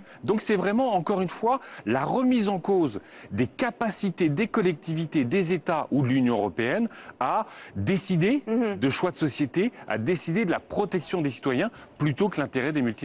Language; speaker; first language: French; native; French